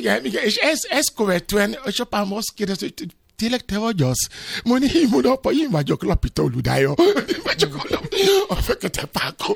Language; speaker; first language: Hungarian; non-native, fluent; Yoruba